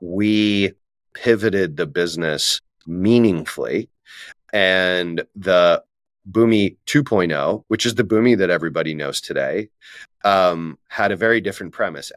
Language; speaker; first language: English; native; English